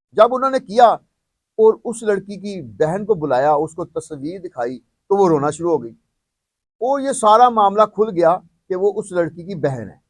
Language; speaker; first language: Urdu; non-native, local second language; Punjabi